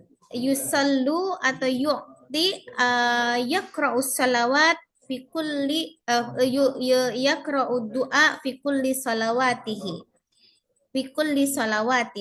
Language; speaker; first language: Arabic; non-native, fluent; Indonesian